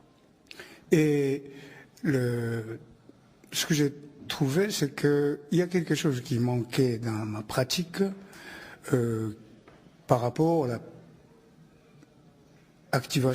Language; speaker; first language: French; non-native, fluent; Japanese